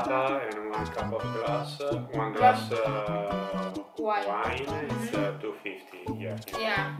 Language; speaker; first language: English; non-native, fluent; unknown